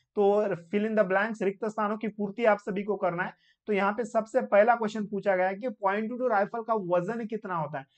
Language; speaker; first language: Hindi; non-native, local second language; Marathi